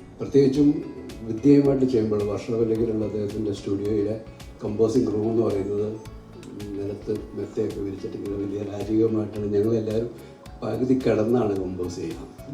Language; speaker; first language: Malayalam; native; Malayalam